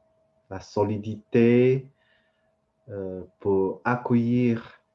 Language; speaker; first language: French; non-native, fluent; Vietnamese